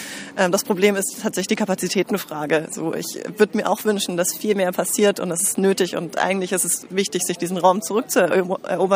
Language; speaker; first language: German; native; German